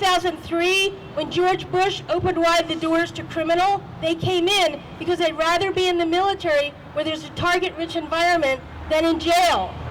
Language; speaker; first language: English; native; English